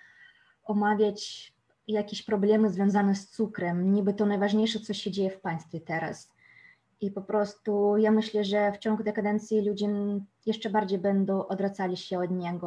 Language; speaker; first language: Polish; non-native, fluent; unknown